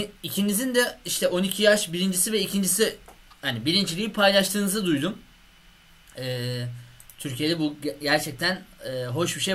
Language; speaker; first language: Turkish; native; Turkish